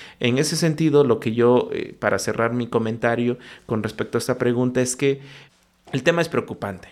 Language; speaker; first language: Spanish; non-native, local second language; Mixtepec Mixtec